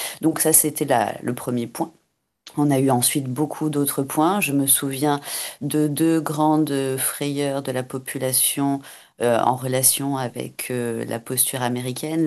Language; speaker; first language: French; native; French